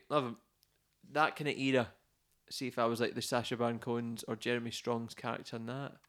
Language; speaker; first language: English; native; English